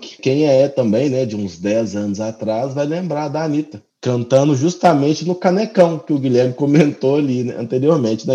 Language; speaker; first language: Portuguese; native; Portuguese